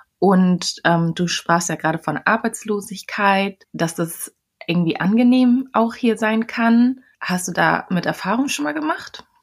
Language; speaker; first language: German; native; German